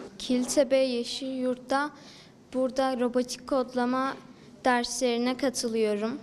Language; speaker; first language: Turkish; native; Turkish